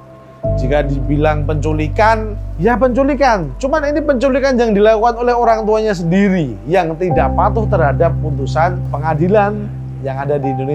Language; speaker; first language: Indonesian; native; Indonesian